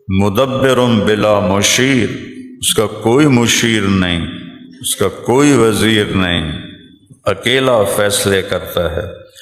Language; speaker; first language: Urdu; non-native, local second language; Punjabi